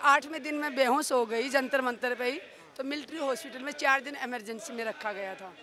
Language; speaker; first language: Hindi; native; Hindi